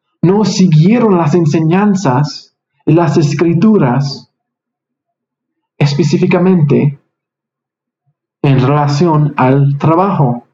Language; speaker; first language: Spanish; non-native, fluent; English